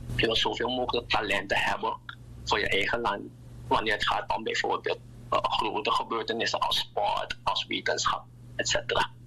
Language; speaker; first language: Dutch; native; Dutch